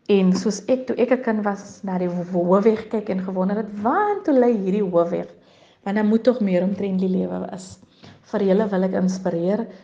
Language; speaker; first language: Afrikaans; native; Afrikaans